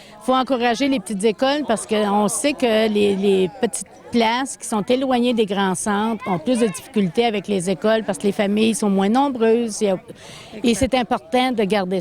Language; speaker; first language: French; native; French